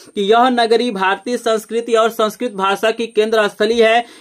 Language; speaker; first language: Hindi; native; Hindi